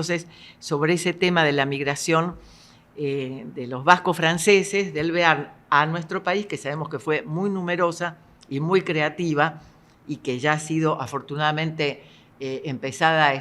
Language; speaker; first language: Spanish; native; Spanish